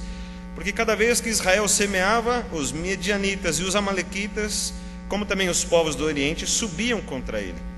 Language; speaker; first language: Portuguese; native; Portuguese